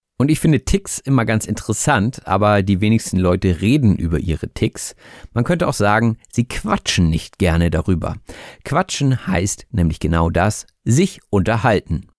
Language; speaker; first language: German; native; German